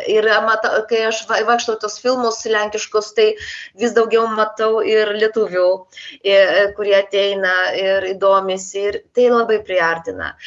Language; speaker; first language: Lithuanian; non-native, local second language; Polish